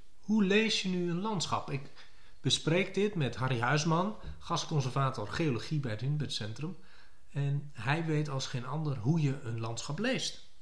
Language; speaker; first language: Dutch; native; Dutch